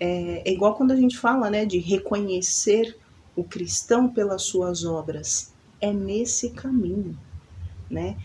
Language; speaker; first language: Portuguese; native; Portuguese